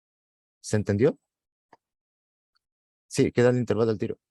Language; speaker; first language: Spanish; native; Spanish